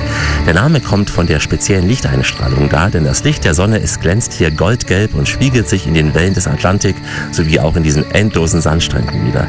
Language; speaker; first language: German; native; German